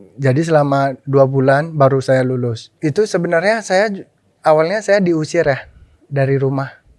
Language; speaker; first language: Indonesian; non-native, local second language; Min Nan Chinese